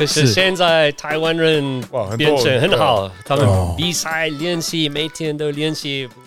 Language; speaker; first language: Chinese; non-native, learner; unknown